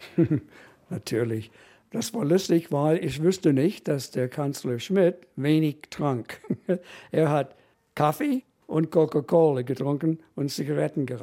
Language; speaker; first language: German; non-native, fluent; English